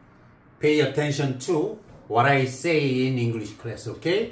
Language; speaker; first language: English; non-native, learner; Korean